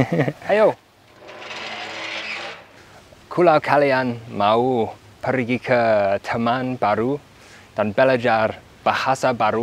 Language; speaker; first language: Indonesian; non-native, learner; English